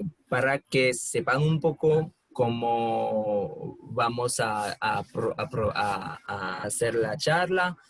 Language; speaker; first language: Spanish; non-native, fluent; French